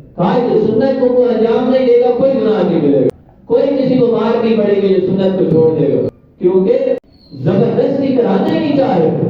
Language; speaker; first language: Urdu; non-native, local second language; Punjabi